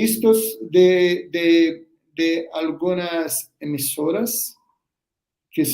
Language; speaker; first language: Spanish; non-native, learner; Portuguese